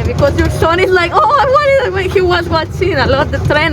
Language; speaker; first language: English; non-native, learner; Spanish